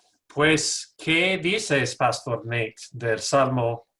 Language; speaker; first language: Spanish; non-native, learner; English